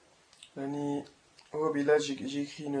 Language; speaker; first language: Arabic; non-native, learner; French